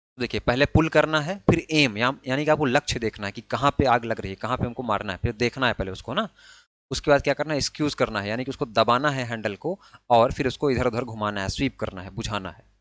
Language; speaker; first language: Hindi; native; Hindi